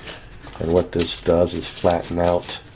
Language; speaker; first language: English; native; English